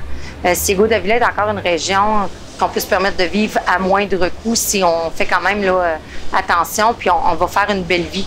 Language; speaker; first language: French; native; French